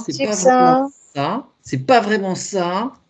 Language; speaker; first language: French; native; French